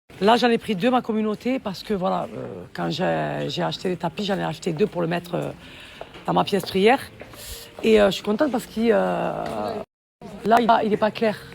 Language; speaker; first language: French; native; French